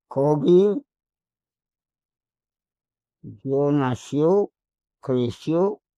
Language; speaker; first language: Spanish; non-native, local second language; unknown